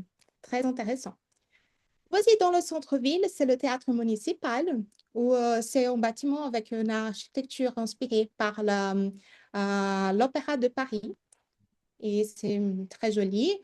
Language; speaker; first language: French; non-native, fluent; Portuguese